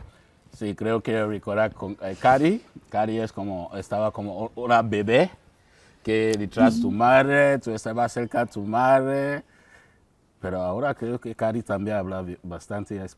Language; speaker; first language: Spanish; non-native, learner; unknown